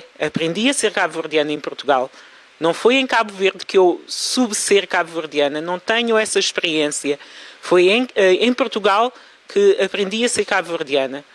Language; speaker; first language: Portuguese; early bilingual, other home language; Kabuverdianu